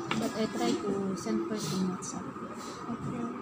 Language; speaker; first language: English; non-native, learner; Filipino